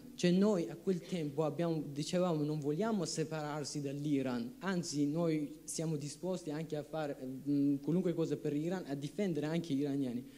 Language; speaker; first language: Italian; non-native, fluent; Persian